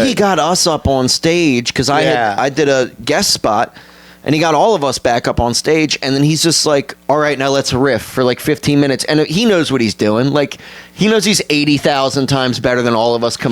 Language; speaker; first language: English; native; English